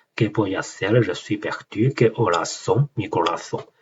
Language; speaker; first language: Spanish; non-native, learner; Chinese